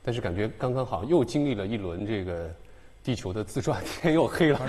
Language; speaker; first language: Chinese; native; Chinese